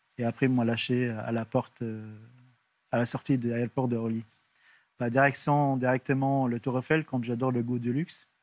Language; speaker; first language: French; non-native, fluent; Arabic